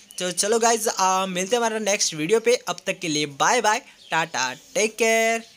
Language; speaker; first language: Hindi; non-native, local second language; Gujarati